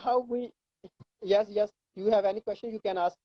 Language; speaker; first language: English; non-native, learner; Urdu